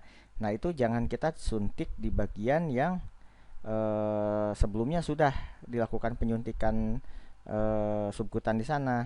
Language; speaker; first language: Indonesian; native; Indonesian